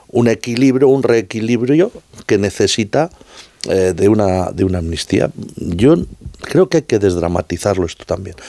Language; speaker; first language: Spanish; native; Spanish